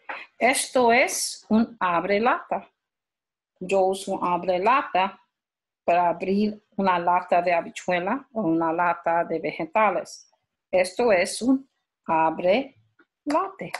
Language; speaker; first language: Spanish; early bilingual, heritage; Spanish